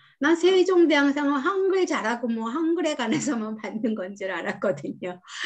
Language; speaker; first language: Korean; native; Korean